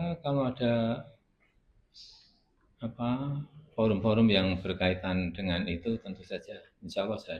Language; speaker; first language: Indonesian; non-native, local second language; Javanese